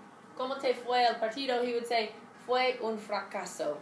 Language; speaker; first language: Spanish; non-native, learner; English